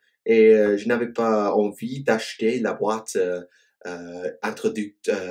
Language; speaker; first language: French; non-native, fluent; English